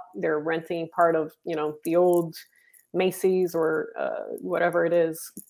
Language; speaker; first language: English; non-native, fluent; Portuguese